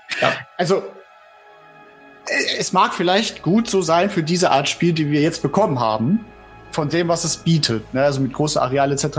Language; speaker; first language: German; native; German